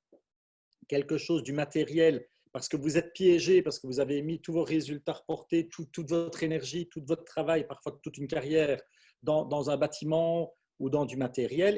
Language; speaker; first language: French; native; French